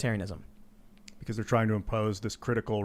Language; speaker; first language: English; native; English